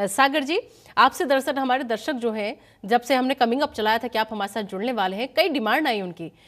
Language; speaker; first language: Hindi; native; Hindi